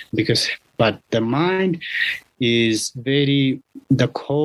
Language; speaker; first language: English; non-native, local second language; Bangla